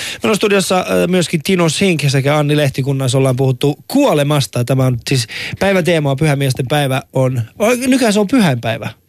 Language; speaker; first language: Finnish; non-native, fluent; Persian